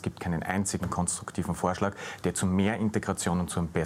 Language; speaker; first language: German; native; German